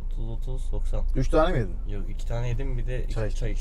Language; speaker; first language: Turkish; native; Turkish